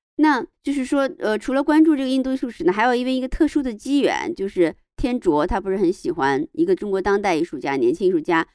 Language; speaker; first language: Chinese; native; Chinese